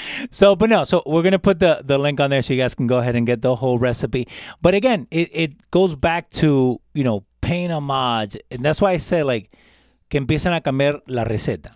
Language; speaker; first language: English; early bilingual, other home language; Spanish